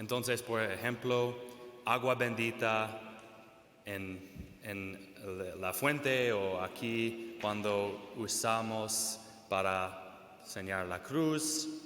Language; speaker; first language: Spanish; non-native, fluent; English